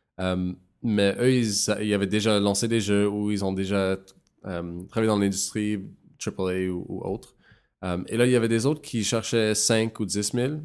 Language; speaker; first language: French; non-native, local second language; English